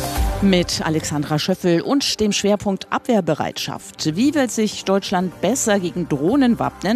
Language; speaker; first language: German; native; German